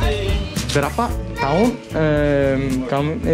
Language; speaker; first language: Indonesian; non-native, learner; Danish